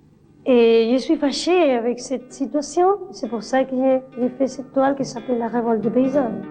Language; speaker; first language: French; non-native, learner; Spanish